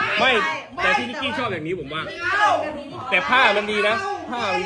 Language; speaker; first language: Thai; native; Thai